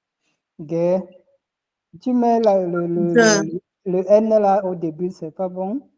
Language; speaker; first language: French; non-native, local second language; Ghomala